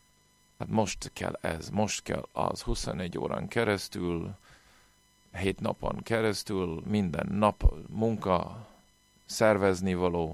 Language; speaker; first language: Hungarian; non-native, fluent; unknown